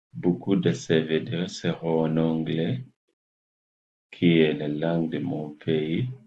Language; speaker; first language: French; non-native, fluent; English